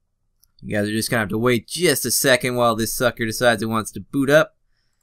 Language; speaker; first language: English; native; English